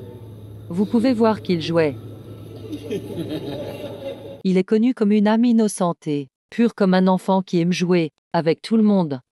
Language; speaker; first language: French; non-native, learner; Tibetan